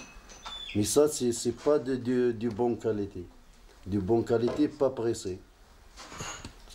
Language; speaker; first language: French; non-native, local second language; Arabic